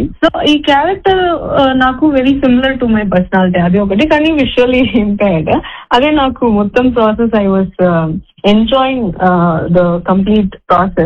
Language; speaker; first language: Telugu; non-native, fluent; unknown